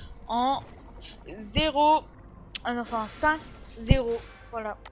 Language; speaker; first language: French; native; French